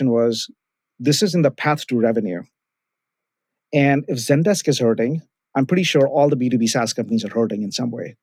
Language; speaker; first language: English; non-native, local second language; Hindi